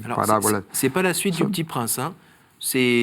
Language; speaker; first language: French; native; French